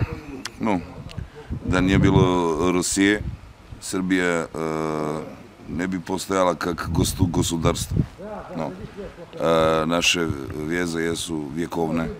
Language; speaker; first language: Russian; non-native, learner; Serbian